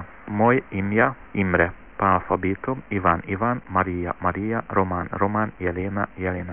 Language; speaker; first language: Russian; non-native, learner; Hungarian